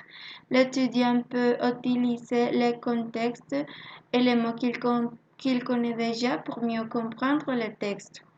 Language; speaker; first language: French; non-native, learner; Spanish